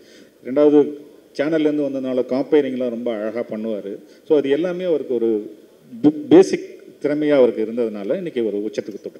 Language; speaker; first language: Tamil; native; Tamil